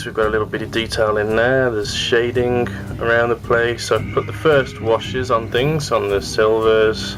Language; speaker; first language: English; native; English